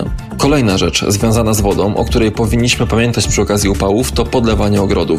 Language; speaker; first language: Polish; native; Polish